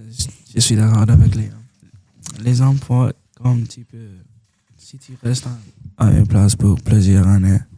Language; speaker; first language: French; non-native, local second language; English